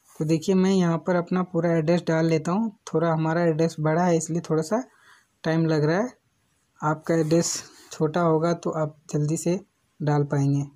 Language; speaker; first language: Hindi; native; Hindi